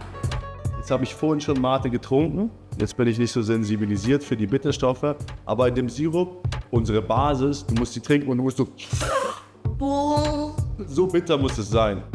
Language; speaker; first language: German; native; German